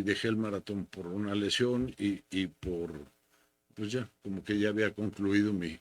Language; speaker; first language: Spanish; native; Spanish